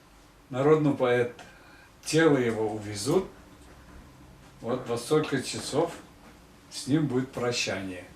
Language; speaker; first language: Russian; non-native, local second language; Tatar